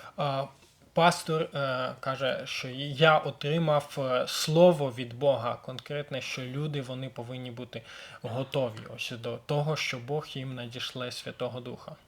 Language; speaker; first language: Ukrainian; native; Ukrainian